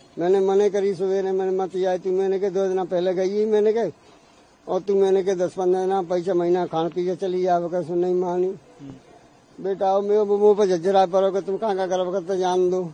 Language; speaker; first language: Hindi; native; Hindi